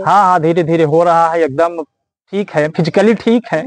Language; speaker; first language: Hindi; native; Hindi